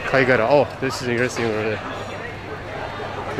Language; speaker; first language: English; non-native, fluent; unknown